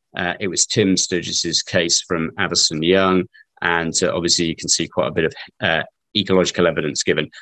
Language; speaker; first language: English; native; English